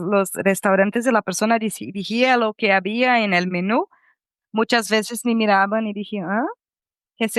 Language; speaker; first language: Spanish; non-native, fluent; Portuguese